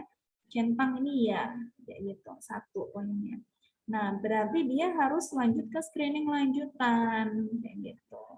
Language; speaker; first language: Indonesian; native; Indonesian